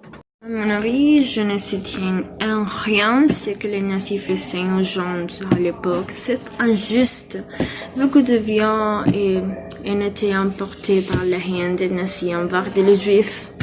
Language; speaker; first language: French; non-native, learner; Spanish